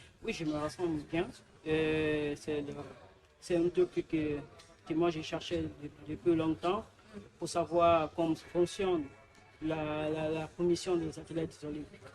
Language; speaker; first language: French; non-native, learner; Portuguese